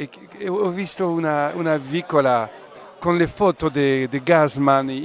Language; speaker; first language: Italian; non-native, learner; French